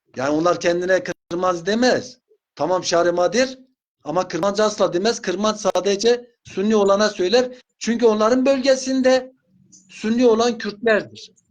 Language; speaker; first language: Turkish; non-native, local second language; Zaza